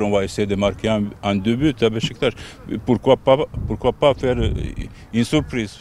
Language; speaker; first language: French; non-native, fluent; Bosnian